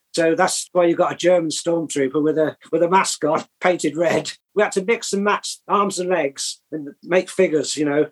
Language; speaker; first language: English; native; English